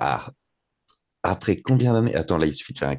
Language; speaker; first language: French; native; French